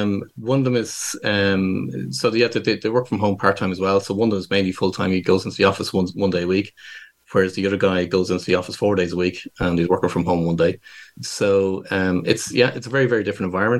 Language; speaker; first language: English; native; English